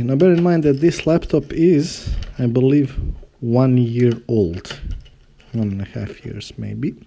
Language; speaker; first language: English; non-native, fluent; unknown